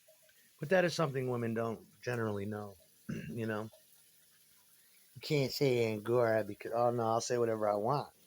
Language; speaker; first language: English; native; English